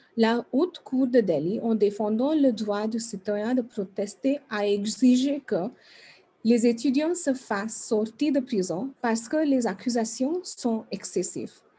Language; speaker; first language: French; non-native, learner; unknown